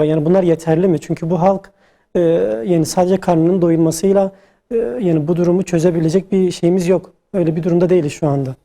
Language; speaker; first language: Turkish; native; Turkish